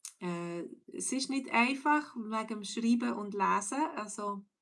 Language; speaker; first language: German; native; German